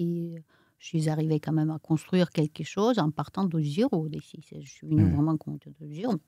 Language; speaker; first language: French; non-native, fluent; Romanian